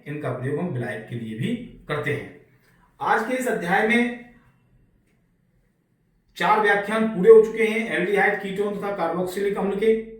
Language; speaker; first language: Hindi; native; Hindi